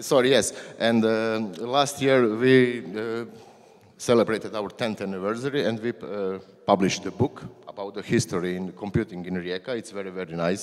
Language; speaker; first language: English; non-native, learner; Croatian